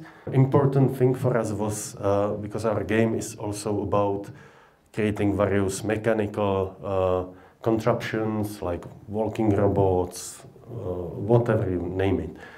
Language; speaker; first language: English; non-native, fluent; Czech